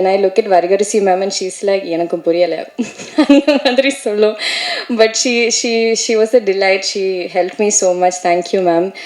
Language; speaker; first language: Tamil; non-native, learner; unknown